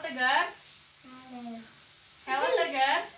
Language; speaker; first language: English; non-native, learner; Indonesian